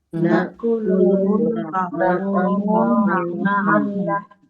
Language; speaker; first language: Arabic; non-native, learner; Indonesian